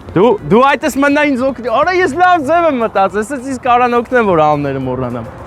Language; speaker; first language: Armenian; native; Armenian